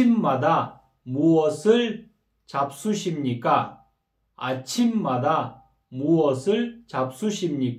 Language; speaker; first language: Korean; non-native, fluent; Kyrgyz